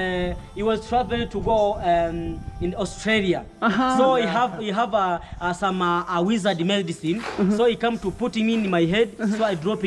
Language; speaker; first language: English; non-native, local second language; Swahili